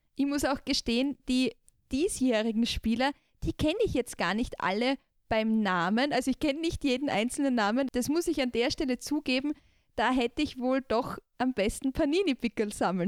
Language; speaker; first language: German; native; German